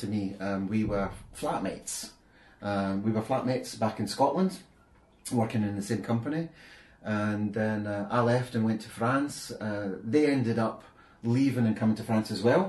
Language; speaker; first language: English; native; English